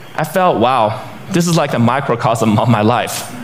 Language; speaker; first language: English; non-native, fluent; Chinese